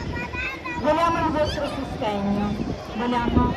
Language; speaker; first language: Italian; non-native, fluent; Ukrainian